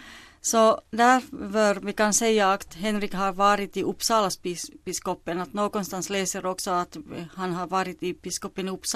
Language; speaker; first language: Swedish; non-native, local second language; Finnish